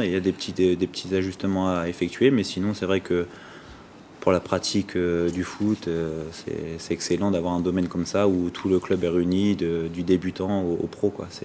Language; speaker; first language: French; native; French